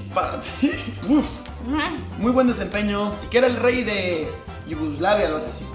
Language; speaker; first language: Spanish; native; Spanish